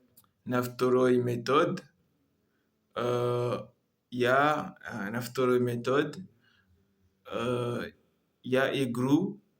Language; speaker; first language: Russian; non-native, learner; Comorian